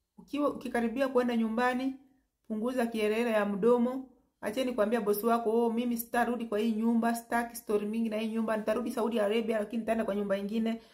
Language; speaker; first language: Swahili; native; Swahili